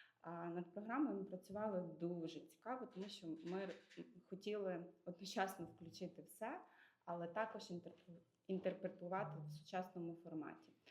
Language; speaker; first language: Ukrainian; native; Ukrainian